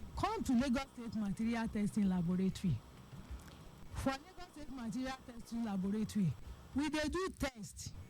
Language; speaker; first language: Nigerian Pidgin; non-native, local second language; Yoruba